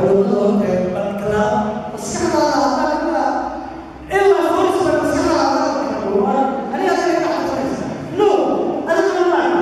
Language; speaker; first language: Indonesian; non-native, learner; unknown